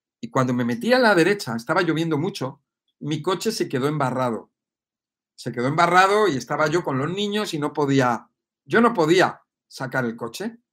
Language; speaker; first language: Spanish; native; Spanish